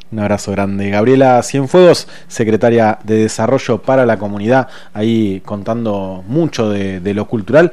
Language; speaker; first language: Spanish; native; Spanish